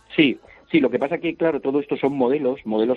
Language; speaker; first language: Spanish; native; Spanish